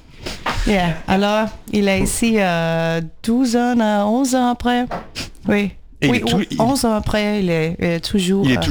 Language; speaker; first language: French; non-native, learner; Portuguese